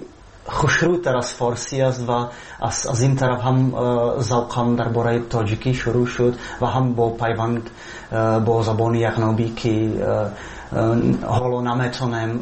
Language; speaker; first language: Persian; non-native, learner; Czech